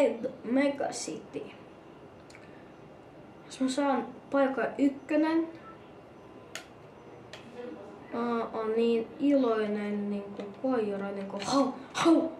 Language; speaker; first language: Finnish; early bilingual, other home language; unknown